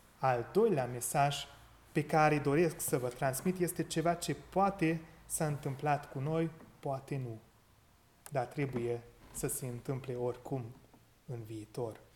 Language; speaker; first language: Romanian; non-native, local second language; Hungarian